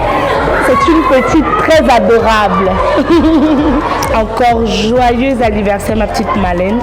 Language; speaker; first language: French; native; French